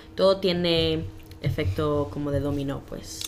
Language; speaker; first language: Spanish; early bilingual, heritage; Spanish